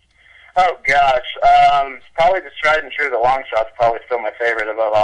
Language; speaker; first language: English; native; English